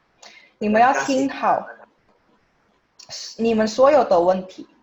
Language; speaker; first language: Chinese; non-native, fluent; Indonesian